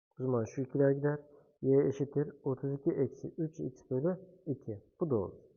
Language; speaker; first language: Turkish; native; Turkish